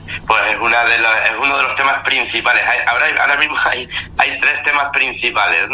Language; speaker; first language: Spanish; native; Spanish